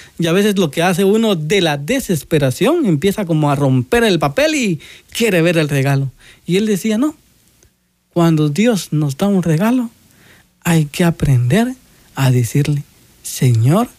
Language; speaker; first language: Spanish; native; Spanish